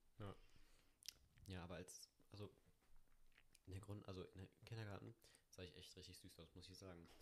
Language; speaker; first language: German; native; German